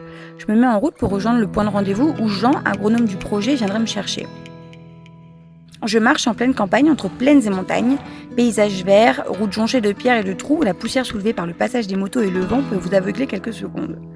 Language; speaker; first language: French; native; French